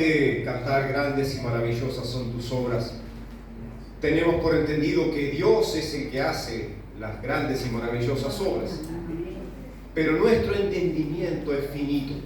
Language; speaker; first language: Spanish; native; Spanish